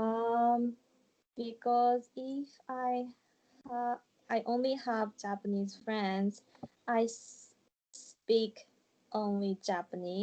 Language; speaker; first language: English; non-native, learner; Japanese